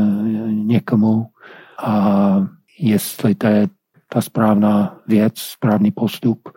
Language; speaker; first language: Czech; non-native, fluent; English